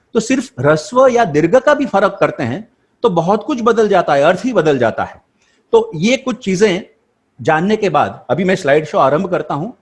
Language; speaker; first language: Hindi; non-native, local second language; Gujarati